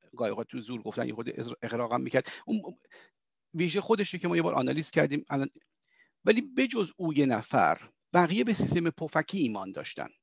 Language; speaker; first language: Persian; native; Persian